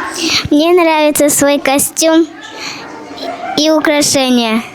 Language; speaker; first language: Russian; non-native, local second language; Kazakh